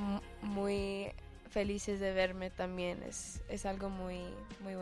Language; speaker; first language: Spanish; early bilingual, heritage; English